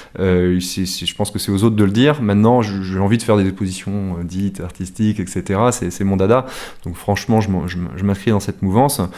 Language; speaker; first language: French; native; French